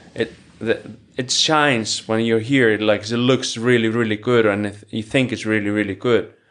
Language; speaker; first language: English; non-native, fluent; Icelandic